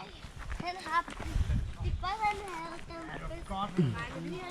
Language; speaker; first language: Danish; early bilingual, other home language; Bangla